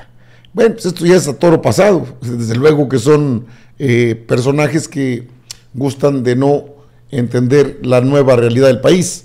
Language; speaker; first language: Spanish; native; Spanish